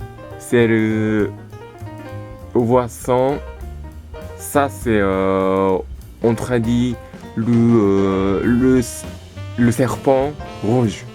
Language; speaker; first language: French; non-native, learner; Japanese